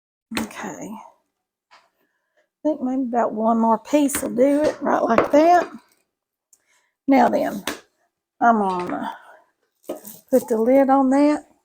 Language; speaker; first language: English; native; English